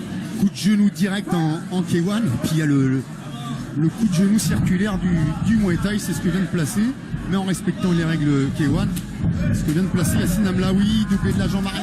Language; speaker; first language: French; native; French